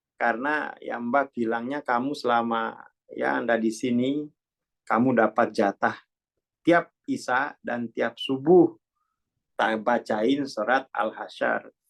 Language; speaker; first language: Indonesian; non-native, local second language; Javanese